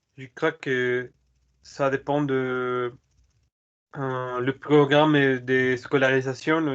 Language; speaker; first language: French; non-native, learner; Spanish